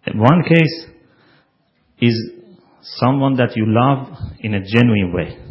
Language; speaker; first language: English; non-native, fluent; Persian